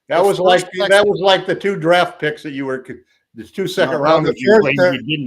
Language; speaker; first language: English; native; English